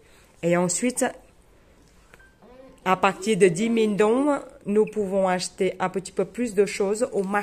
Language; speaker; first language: French; non-native, fluent; Vietnamese